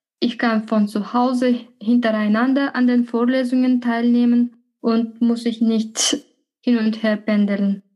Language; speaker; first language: German; non-native, fluent; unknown